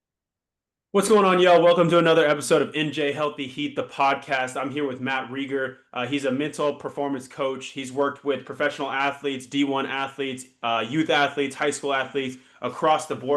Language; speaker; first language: English; native; English